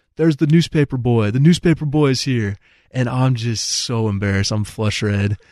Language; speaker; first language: English; native; English